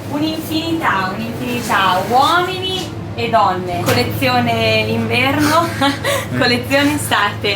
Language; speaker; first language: Italian; native; Italian